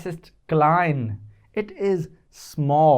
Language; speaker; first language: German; non-native, fluent; Hindi